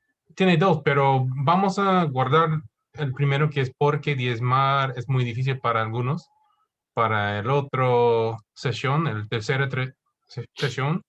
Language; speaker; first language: Spanish; non-native, fluent; English